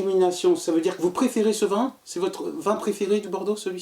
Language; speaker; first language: French; native; French